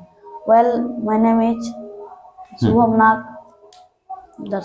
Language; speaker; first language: English; non-native, learner; Hindi